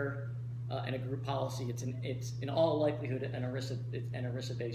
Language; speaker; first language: English; native; English